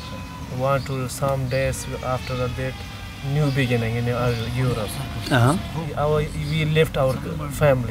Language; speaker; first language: English; non-native, learner; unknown